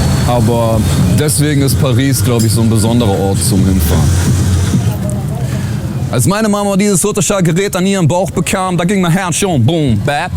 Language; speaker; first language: German; native; German